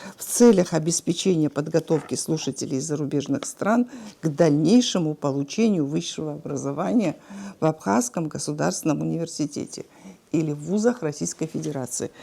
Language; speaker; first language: Russian; non-native, local second language; Abkhazian